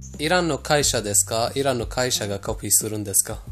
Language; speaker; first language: Japanese; non-native, fluent; Persian